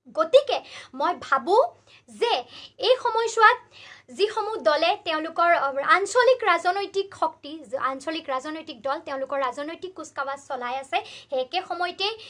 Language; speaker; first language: Assamese; native; Assamese